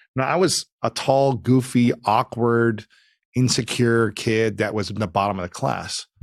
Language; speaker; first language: English; native; English